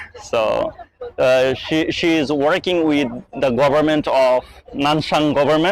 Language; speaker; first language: English; non-native, local second language; Bangla